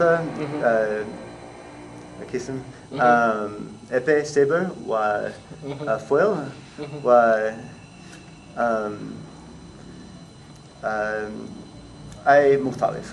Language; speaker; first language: Arabic; non-native, learner; English